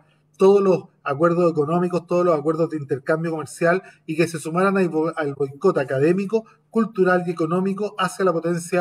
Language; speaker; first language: Spanish; native; Spanish